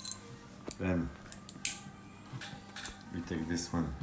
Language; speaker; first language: English; non-native, learner; French